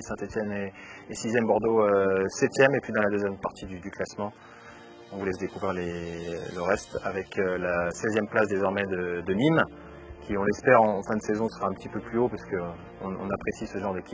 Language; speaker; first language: French; native; French